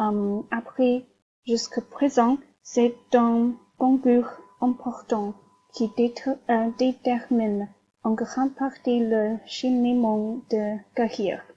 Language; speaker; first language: French; non-native, learner; Chinese